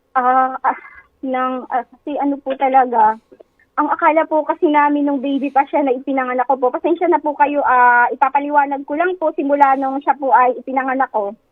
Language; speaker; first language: Filipino; non-native, local second language; Waray